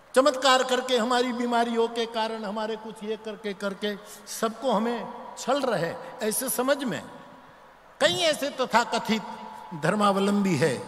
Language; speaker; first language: Hindi; non-native, local second language; Gujarati